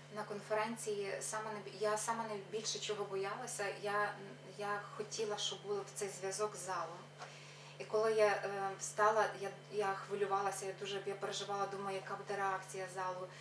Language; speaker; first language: Ukrainian; native; Ukrainian